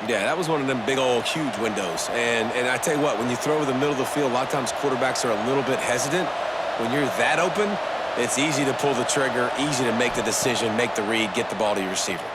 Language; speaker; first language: English; native; English